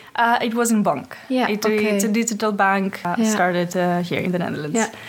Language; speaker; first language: English; non-native, fluent; Greek